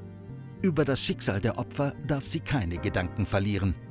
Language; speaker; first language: German; native; German